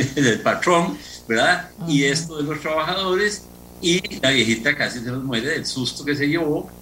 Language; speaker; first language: Spanish; native; Spanish